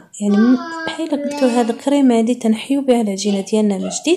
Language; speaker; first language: Arabic; native; Arabic